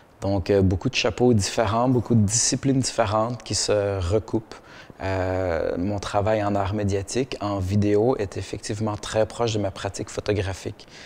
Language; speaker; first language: French; early bilingual, other home language; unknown